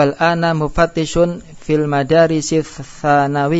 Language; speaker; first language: Arabic; non-native, fluent; Indonesian